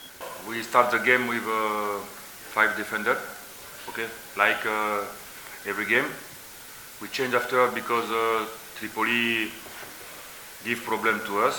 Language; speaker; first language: English; non-native, learner; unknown